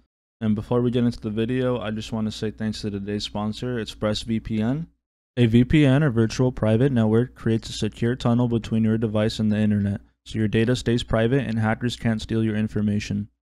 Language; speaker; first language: English; native; English